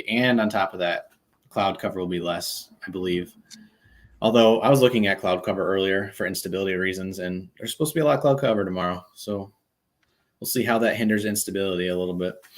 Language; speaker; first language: English; native; English